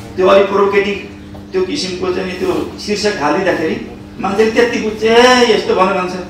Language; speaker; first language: Nepali; native; Nepali